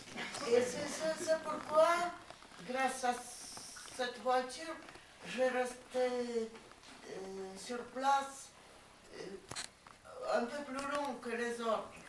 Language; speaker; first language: French; non-native, fluent; Russian